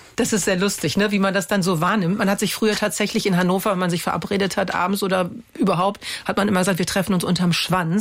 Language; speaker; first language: German; native; German